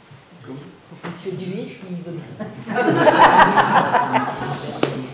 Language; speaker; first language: French; native; French